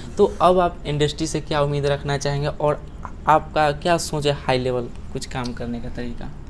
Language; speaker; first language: Hindi; native; Hindi